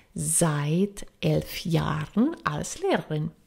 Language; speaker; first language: German; non-native, fluent; Finnish